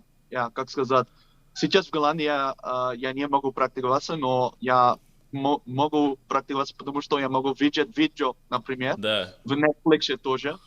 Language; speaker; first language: Russian; non-native, learner; Dutch